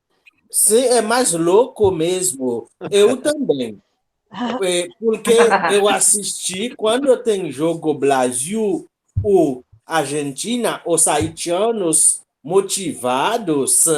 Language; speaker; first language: Portuguese; non-native, local second language; Haitian Creole